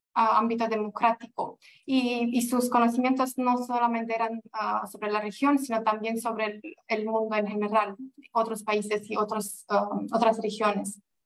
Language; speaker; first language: Spanish; non-native, fluent; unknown